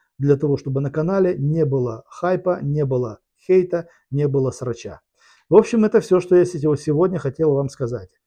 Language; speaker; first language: Russian; native; Russian